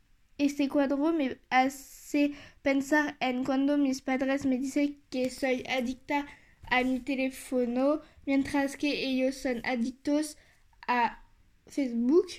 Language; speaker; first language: Spanish; non-native, learner; French